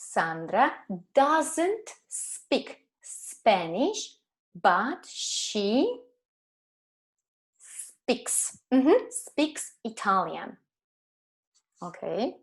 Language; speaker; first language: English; non-native, fluent; Spanish